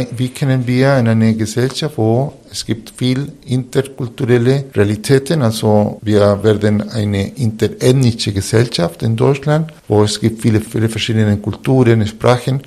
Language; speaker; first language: German; non-native, fluent; Spanish